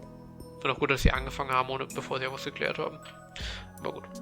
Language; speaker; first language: German; native; German